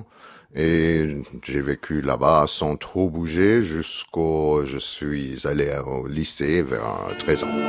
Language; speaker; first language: French; non-native, fluent; English